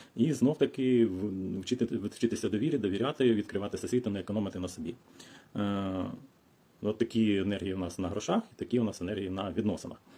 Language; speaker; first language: Ukrainian; non-native, local second language; Russian